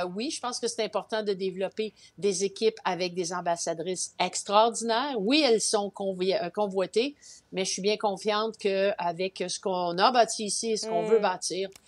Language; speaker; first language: French; native; French